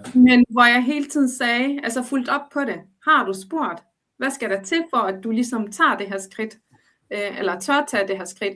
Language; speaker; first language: Danish; early bilingual, other home language; Arabic